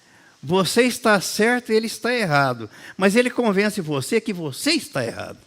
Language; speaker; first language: Portuguese; native; Portuguese